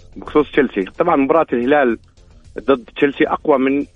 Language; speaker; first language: Arabic; native; Arabic